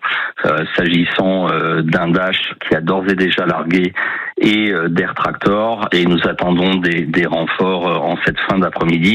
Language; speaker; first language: French; native; French